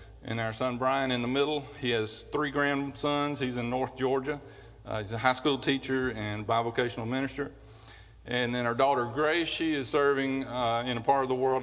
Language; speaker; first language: English; native; English